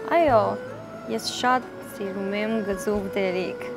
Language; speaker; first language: Armenian; non-native, learner; Chinese